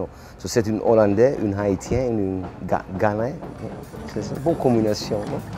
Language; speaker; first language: French; non-native, learner; Dutch